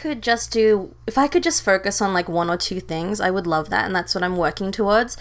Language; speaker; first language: English; native; English